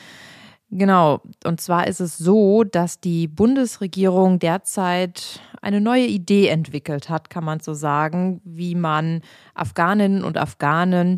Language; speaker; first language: German; native; German